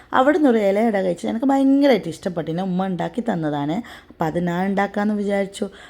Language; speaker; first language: Malayalam; non-native, fluent; Tamil